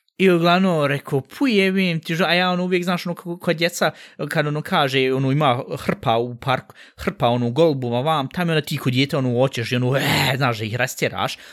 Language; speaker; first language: Bosnian; native; Bosnian